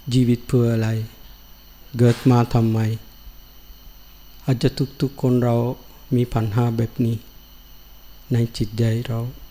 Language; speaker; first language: Thai; non-native, learner; Sinhala